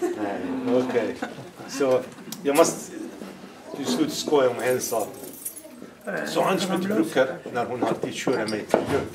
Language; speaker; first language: Swedish; non-native, fluent; Arabic